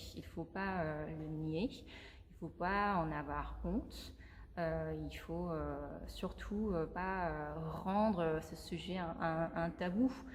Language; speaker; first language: French; non-native, fluent; Korean